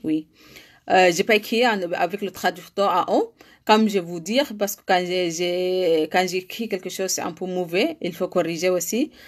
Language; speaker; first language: French; non-native, learner; Arabic